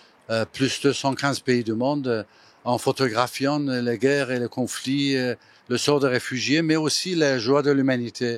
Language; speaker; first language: French; non-native, fluent; Persian